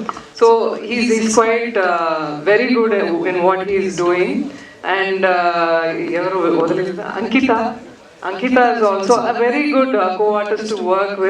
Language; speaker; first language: Telugu; non-native, learner; Tamil